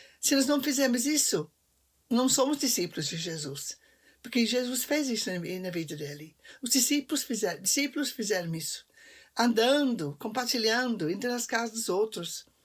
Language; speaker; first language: Portuguese; non-native, fluent; English